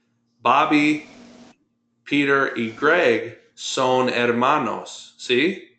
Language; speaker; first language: Spanish; non-native, fluent; English